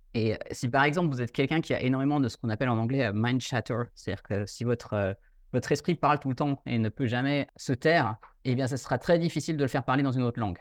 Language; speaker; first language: French; native; French